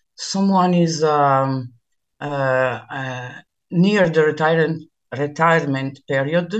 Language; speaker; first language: English; non-native, learner; Italian